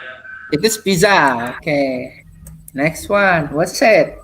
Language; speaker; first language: English; non-native, learner; Indonesian